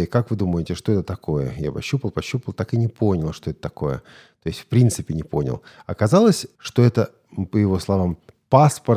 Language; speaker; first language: Russian; native; Russian